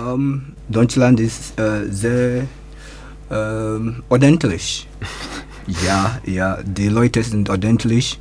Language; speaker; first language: German; non-native, learner; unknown